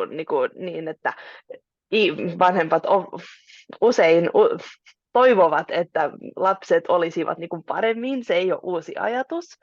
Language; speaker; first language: Finnish; non-native, local second language; Swedish